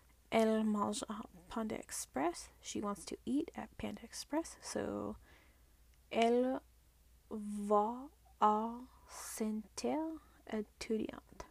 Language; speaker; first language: French; non-native, learner; English